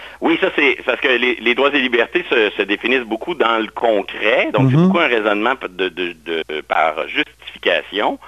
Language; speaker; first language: French; native; French